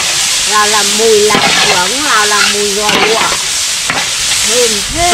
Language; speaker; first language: Vietnamese; native; Vietnamese